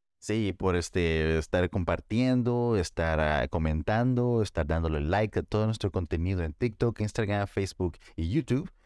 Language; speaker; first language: Spanish; early bilingual, heritage; Spanish